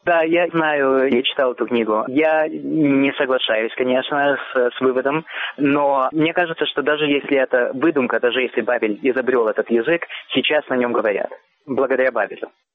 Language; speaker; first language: Russian; native; Russian